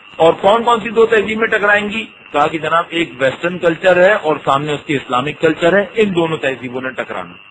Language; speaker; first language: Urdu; native; Urdu